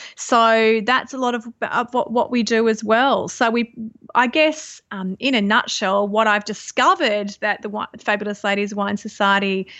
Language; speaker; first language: English; native; English